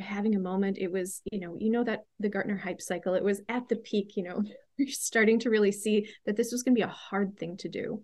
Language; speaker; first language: English; native; English